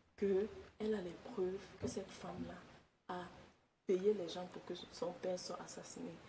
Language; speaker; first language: French; native; French